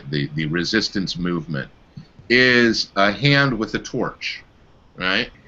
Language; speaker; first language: English; native; English